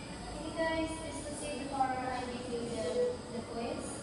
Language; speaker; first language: English; non-native, learner; Indonesian